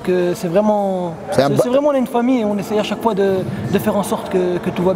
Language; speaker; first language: French; native; French